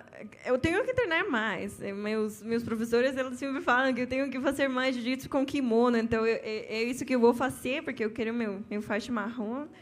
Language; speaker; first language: Portuguese; non-native, fluent; Spanish